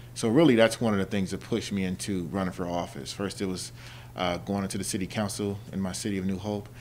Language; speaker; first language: English; native; English